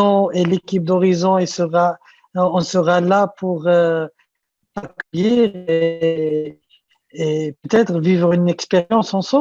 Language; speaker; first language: French; non-native, local second language; Arabic